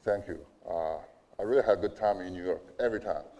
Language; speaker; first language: English; non-native, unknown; Chinese